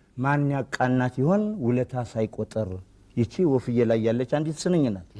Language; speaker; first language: Amharic; native; Amharic